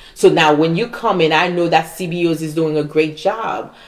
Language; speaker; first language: English; non-native, fluent; Haitian Creole